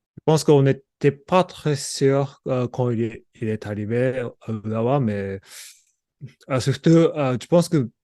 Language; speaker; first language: French; non-native, learner; Japanese